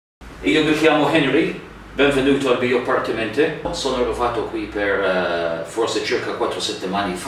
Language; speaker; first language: Italian; non-native, learner; English